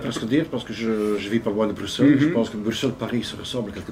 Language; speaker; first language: French; non-native, local second language; Dutch